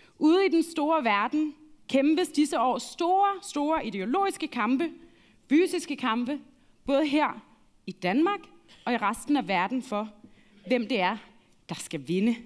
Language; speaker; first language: Danish; early bilingual, other home language; Arabic